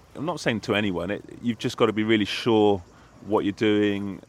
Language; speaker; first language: English; native; English